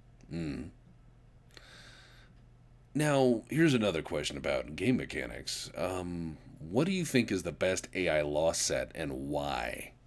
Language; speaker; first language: English; native; English